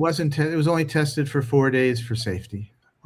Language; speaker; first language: English; native; English